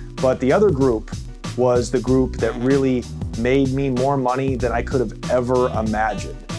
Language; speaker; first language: English; native; English